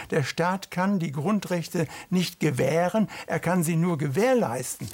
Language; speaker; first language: German; native; German